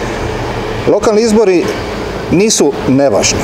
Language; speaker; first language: Serbian; native; Serbian